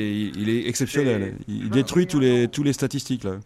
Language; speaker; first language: French; native; French